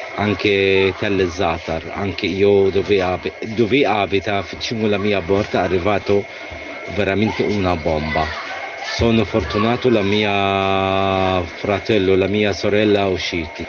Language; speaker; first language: Italian; non-native, learner; Arabic